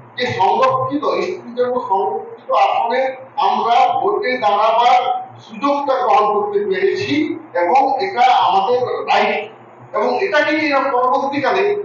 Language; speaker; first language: Bangla; non-native, local second language; Santali